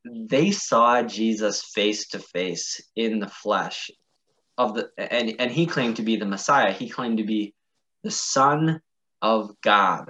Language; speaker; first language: English; native; English